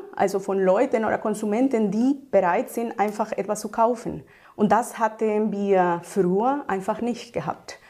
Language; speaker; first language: German; non-native, fluent; Spanish